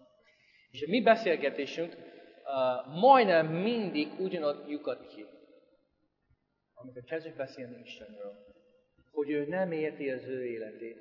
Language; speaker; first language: Hungarian; non-native, fluent; English